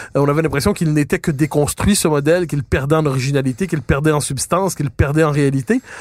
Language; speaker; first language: French; native; French